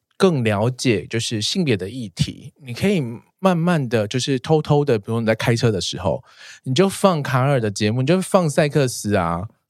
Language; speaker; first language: Chinese; native; Chinese